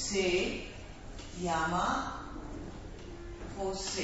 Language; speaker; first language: Spanish; non-native, fluent; English